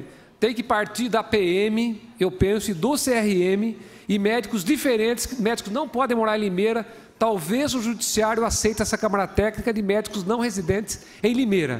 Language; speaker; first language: Portuguese; native; Portuguese